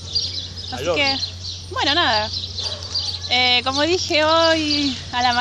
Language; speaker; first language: Spanish; native; Spanish